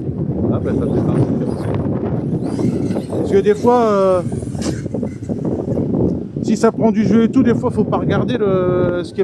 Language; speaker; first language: French; native; French